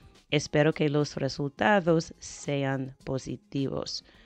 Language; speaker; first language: Spanish; non-native, fluent; English